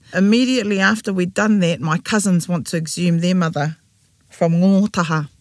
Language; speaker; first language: English; native; English